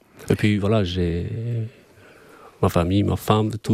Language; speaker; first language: French; non-native, fluent; Albanian